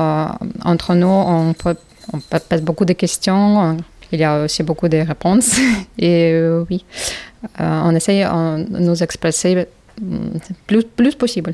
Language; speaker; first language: French; non-native, learner; Ukrainian